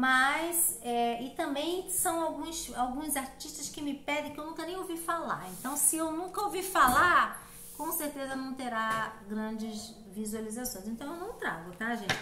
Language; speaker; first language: Portuguese; native; Portuguese